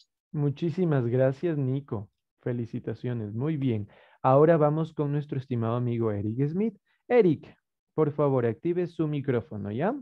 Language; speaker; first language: Spanish; native; Spanish